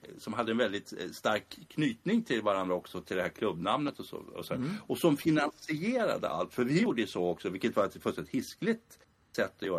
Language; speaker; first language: Swedish; native; Swedish